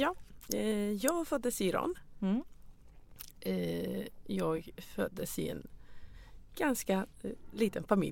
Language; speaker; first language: Swedish; non-native, fluent; Persian